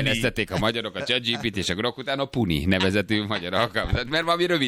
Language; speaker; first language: Hungarian; native; Hungarian